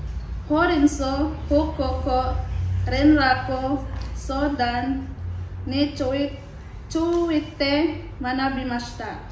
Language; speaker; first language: Japanese; non-native, learner; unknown